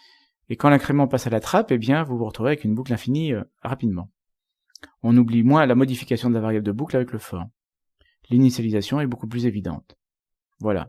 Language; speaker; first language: French; native; French